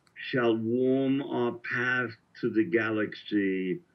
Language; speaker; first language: English; native; English